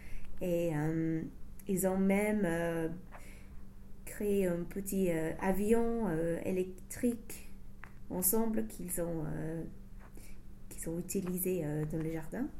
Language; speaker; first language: French; non-native, fluent; English